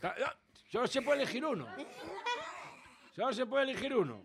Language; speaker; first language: Spanish; native; Spanish